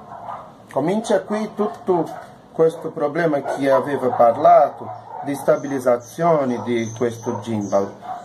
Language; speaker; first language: Italian; non-native, learner; Portuguese